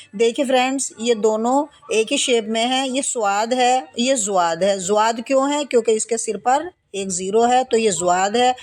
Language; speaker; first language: Hindi; native; Hindi